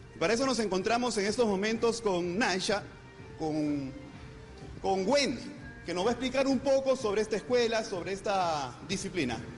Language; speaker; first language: Spanish; native; Spanish